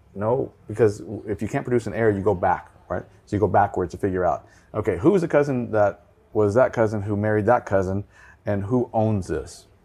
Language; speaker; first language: English; native; English